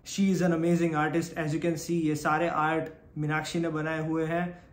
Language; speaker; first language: Hindi; non-native, local second language; Gujarati